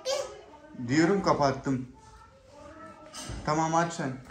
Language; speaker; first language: Turkish; non-native, learner; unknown